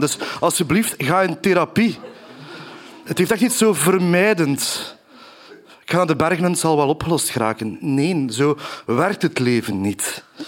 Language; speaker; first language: Dutch; native; Dutch